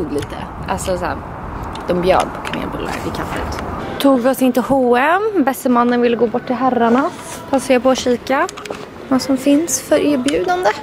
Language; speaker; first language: Swedish; native; Swedish